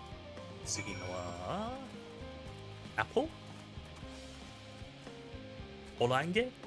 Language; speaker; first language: Japanese; non-native, learner; English